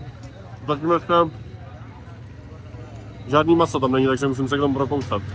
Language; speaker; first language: Czech; native; Czech